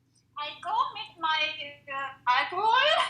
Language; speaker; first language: English; non-native, learner; Russian